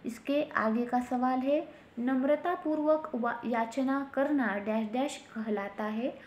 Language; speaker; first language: Hindi; non-native, local second language; Marathi